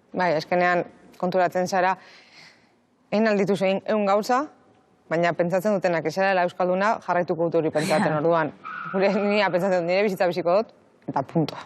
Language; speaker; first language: Basque; non-native, local second language; Arabic